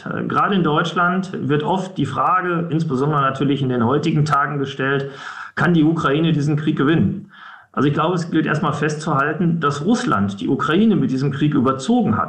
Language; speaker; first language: German; native; German